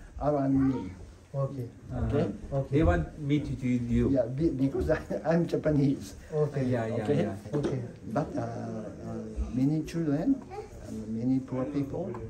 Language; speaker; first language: English; non-native, learner; Japanese